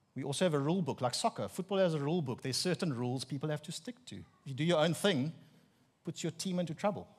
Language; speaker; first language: English; non-native, local second language; Afrikaans